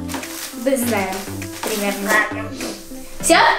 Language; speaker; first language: Russian; native; Russian